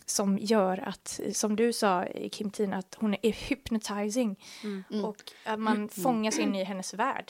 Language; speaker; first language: Swedish; native; Swedish